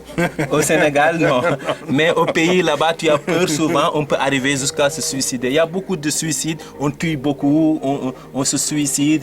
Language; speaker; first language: French; non-native, local second language; Wolof